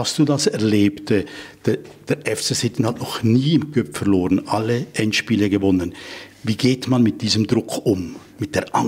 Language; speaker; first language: German; native; German